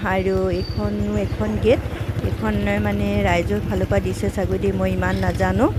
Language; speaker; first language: Assamese; native; Assamese